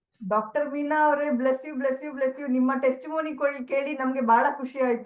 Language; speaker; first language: Kannada; native; Kannada